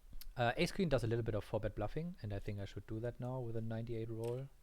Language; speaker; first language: English; non-native, fluent; German